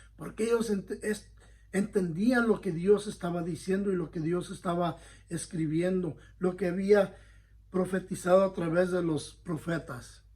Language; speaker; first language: Spanish; early bilingual, heritage; Spanish